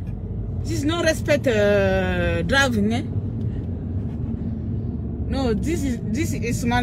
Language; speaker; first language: English; non-native, learner; French